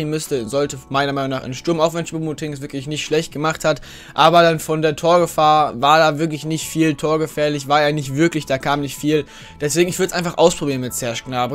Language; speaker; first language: German; native; German